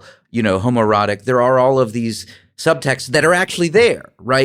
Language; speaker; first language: English; native; English